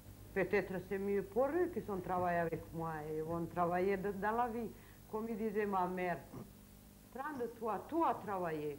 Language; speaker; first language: French; non-native, learner; Serbian